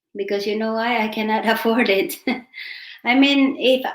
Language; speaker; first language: English; non-native, local second language; Filipino